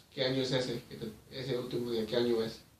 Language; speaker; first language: Spanish; early bilingual, heritage; Spanish